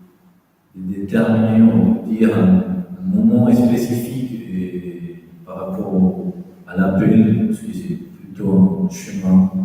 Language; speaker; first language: French; non-native, fluent; Spanish